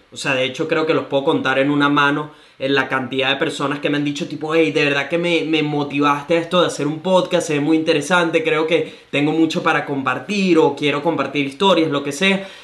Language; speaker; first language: Spanish; native; Spanish